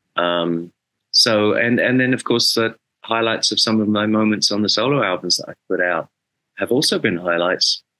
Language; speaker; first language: English; native; English